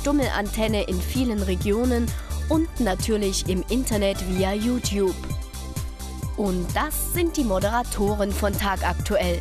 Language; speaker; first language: German; native; German